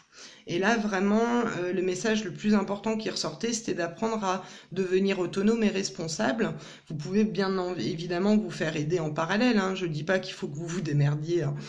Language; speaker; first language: French; native; French